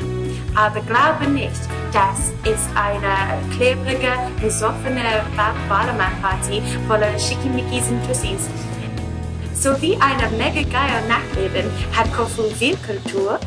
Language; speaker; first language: German; non-native, learner; English